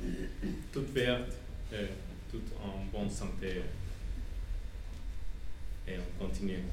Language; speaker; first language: French; non-native, learner; Finnish